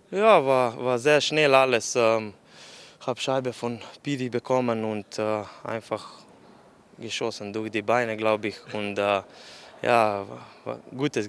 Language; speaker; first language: German; non-native, learner; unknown